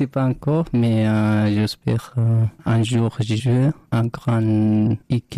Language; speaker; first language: French; non-native, learner; Arabic